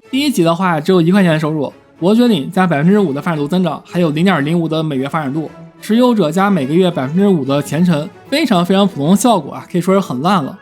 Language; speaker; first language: Chinese; native; Chinese